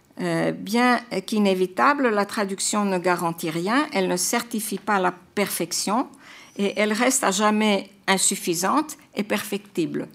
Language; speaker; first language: French; non-native, fluent; Croatian